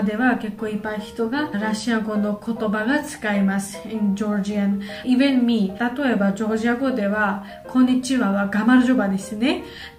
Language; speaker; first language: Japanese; non-native, learner; Georgian